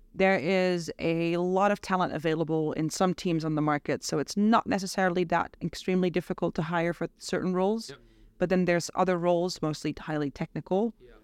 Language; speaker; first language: English; non-native, fluent; Dutch